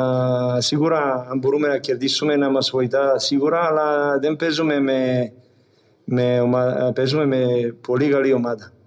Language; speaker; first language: Greek; non-native, fluent; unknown